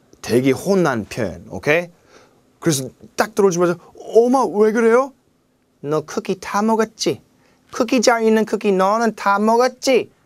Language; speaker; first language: Korean; non-native, learner; English